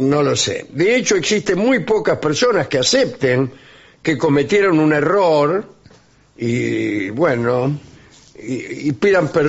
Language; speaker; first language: Spanish; native; Spanish